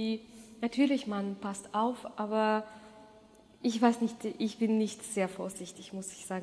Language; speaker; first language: German; non-native, fluent; Russian